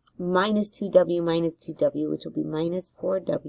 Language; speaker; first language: English; native; English